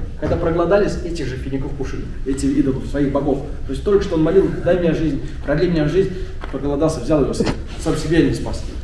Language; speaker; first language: Russian; non-native, local second language; Tatar